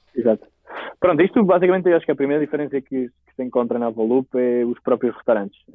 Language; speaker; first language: Portuguese; non-native, fluent; Spanish